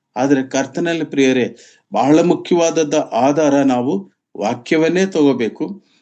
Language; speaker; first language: Kannada; non-native, local second language; Telugu